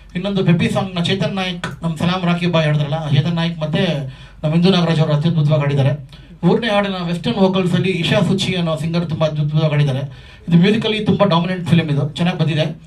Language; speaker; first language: Kannada; native; Kannada